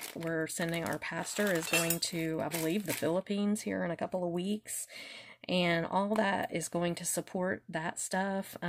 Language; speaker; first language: English; native; English